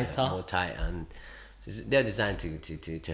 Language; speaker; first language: English; early bilingual, other home language; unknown